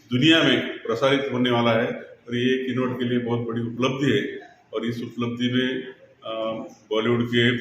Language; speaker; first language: Hindi; non-native, local second language; Marathi